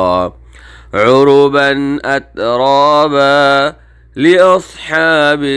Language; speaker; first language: Arabic; native; Arabic